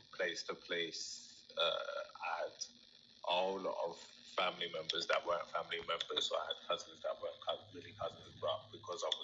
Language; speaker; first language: English; native; English